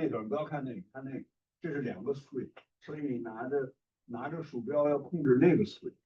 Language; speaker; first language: Chinese; native; Chinese